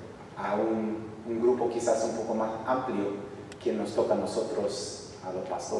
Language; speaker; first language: Spanish; non-native, fluent; English